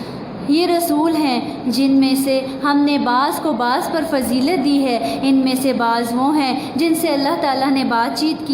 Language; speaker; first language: Urdu; native; Urdu